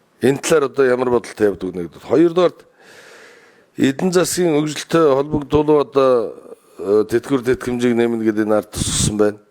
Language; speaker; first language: Mongolian; non-native, local second language; Kazakh